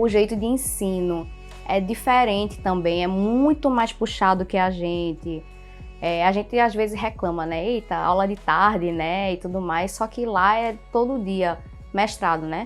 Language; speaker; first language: Portuguese; early bilingual, other home language; Chinese